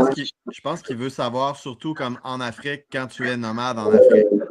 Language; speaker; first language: French; native; French